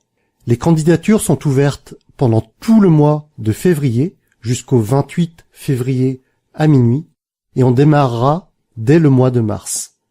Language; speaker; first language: French; native; French